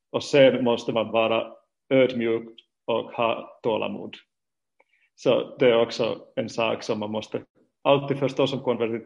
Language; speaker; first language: Swedish; non-native, fluent; Finnish